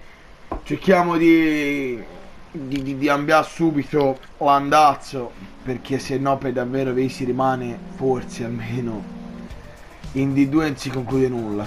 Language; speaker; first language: Italian; native; Italian